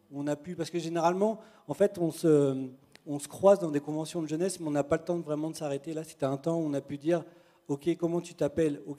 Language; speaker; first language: French; native; French